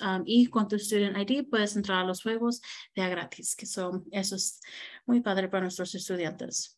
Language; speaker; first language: Spanish; early bilingual, heritage; Spanish